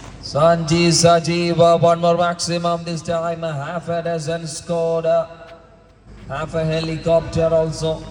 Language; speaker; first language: English; non-native, local second language; Malayalam